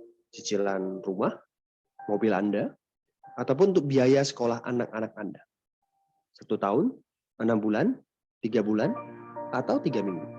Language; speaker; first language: Indonesian; native; Indonesian